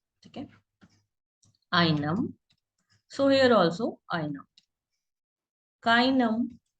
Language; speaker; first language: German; non-native, learner; Hindi